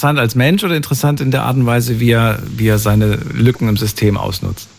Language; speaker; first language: German; native; German